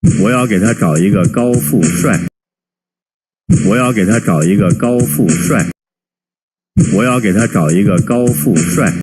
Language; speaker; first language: Chinese; non-native, fluent; Korean